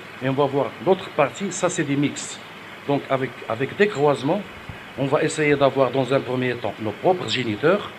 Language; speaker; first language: French; non-native, local second language; Arabic